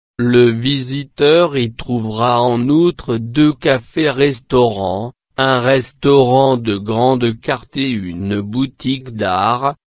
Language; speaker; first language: French; non-native, local second language; Arabic